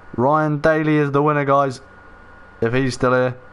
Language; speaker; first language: English; native; English